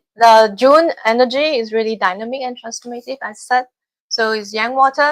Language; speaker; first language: English; non-native, fluent; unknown